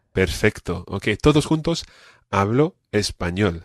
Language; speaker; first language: Spanish; non-native, fluent; English